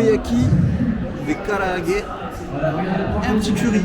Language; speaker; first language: French; native; French